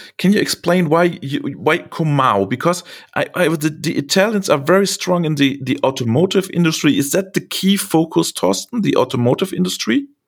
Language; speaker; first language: English; non-native, fluent; German